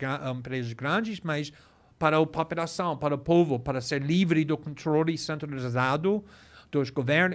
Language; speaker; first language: Portuguese; non-native, fluent; English